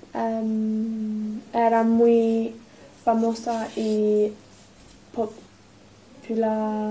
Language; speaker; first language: Spanish; non-native, learner; English